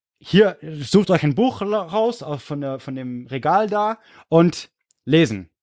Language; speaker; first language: German; non-native, fluent; English